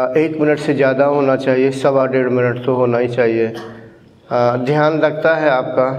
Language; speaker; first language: Hindi; native; Hindi